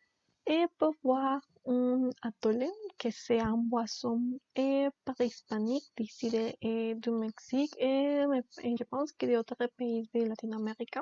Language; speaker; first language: French; non-native, learner; Spanish